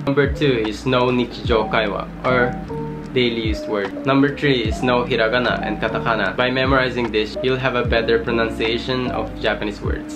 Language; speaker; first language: English; non-native, fluent; Filipino